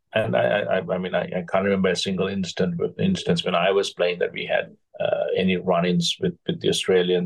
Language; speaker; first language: English; non-native, local second language; Sinhala